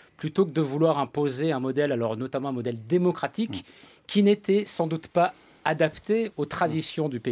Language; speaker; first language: French; native; French